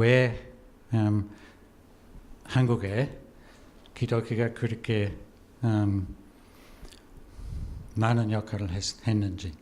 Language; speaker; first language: Korean; non-native, fluent; English